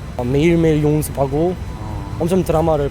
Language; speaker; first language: Korean; non-native, learner; Turkish